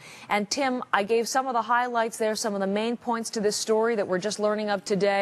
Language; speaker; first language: English; native; English